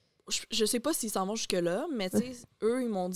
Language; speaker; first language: French; native; French